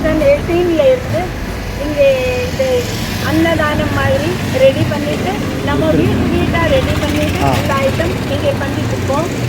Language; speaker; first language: Tamil; non-native, local second language; Punjabi